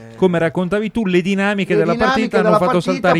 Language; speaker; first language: Italian; native; Italian